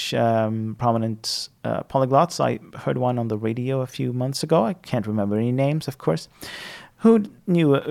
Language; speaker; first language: English; non-native, fluent; Swedish